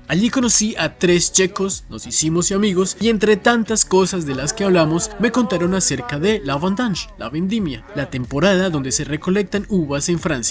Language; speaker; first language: Spanish; native; Spanish